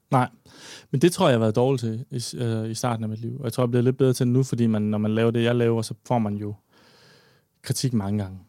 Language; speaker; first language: Danish; native; Danish